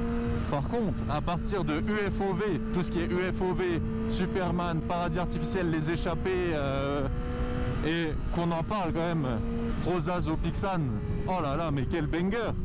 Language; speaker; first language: French; native; French